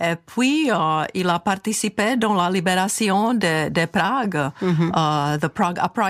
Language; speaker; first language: French; non-native, fluent; Czech